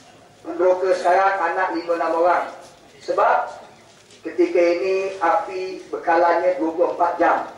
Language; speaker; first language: Malay; native; Malay